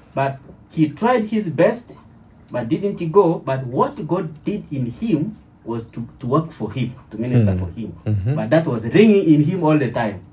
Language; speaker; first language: English; non-native, learner; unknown